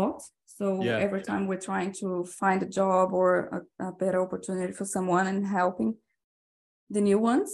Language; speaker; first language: English; non-native, fluent; Portuguese